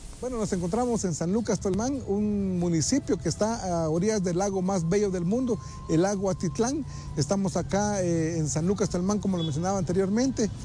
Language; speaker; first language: Spanish; non-native, local second language; Kaqchikel